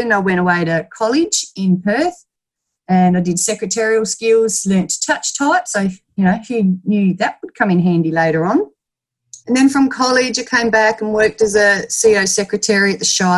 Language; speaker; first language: English; native; English